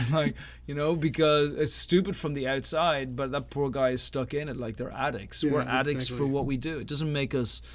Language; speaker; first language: English; native; English